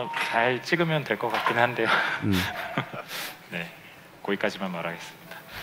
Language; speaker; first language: Korean; native; Korean